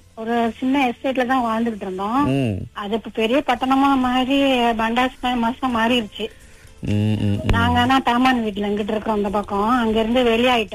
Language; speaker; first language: Tamil; early bilingual, heritage; Tamil